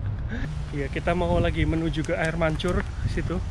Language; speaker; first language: Indonesian; native; Indonesian